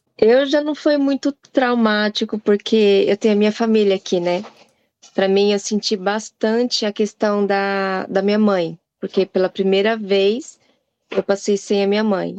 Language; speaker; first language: Portuguese; native; Portuguese